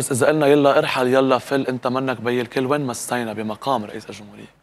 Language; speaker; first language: Arabic; native; Arabic